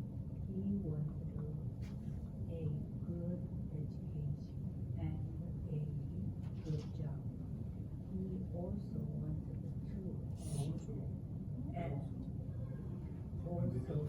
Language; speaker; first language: English; non-native, learner; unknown